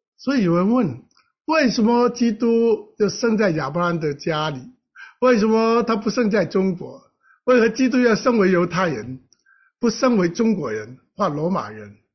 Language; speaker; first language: Chinese; non-native, local second language; Cantonese